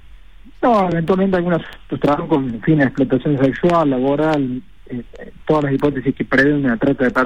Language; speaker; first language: Spanish; native; Spanish